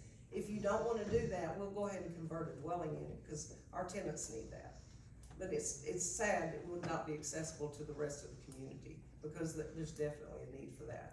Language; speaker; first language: English; native; English